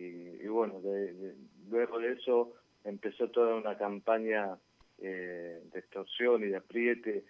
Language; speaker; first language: Spanish; native; Spanish